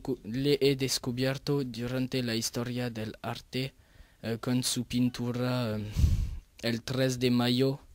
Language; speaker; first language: Spanish; non-native, learner; French